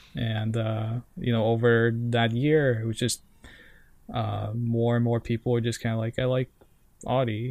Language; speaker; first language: English; non-native, fluent; Norwegian